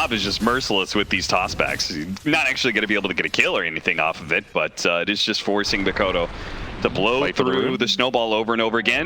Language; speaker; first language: English; native; English